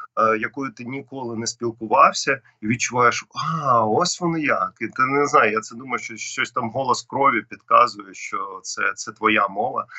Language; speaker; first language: Ukrainian; non-native, local second language; Russian